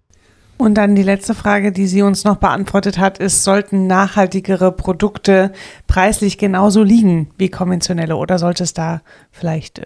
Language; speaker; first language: German; native; German